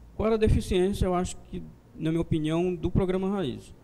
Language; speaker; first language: Portuguese; native; Portuguese